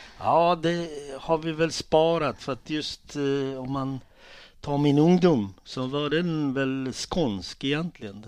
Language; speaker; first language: Swedish; early bilingual, other home language; Italian